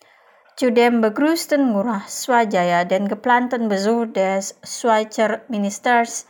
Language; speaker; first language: German; non-native, fluent; Indonesian